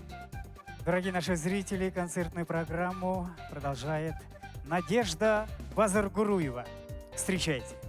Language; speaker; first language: Russian; native; Russian